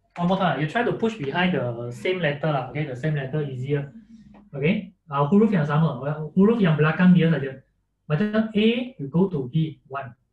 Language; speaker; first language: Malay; non-native, local second language; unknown